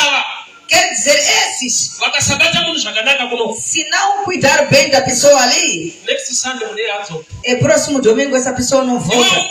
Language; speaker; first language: Portuguese; non-native, local second language; Shona